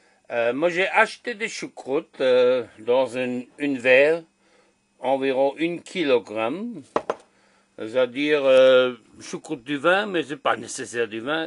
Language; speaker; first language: French; non-native, learner; German